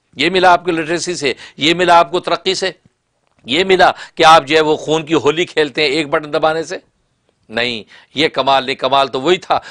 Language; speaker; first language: Urdu; non-native, local second language; Punjabi